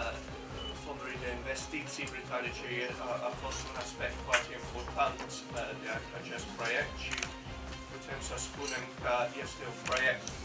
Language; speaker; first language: Romanian; non-native, learner; English